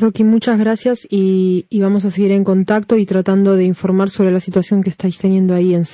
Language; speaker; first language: Spanish; native; Spanish